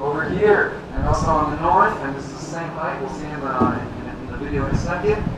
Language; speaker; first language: English; native; English